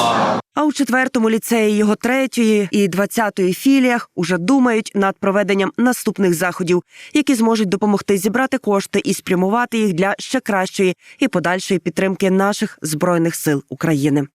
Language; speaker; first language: Ukrainian; native; Ukrainian